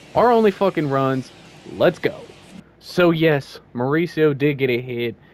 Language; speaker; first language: English; native; English